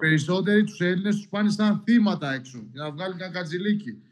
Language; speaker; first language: Greek; non-native, local second language; Albanian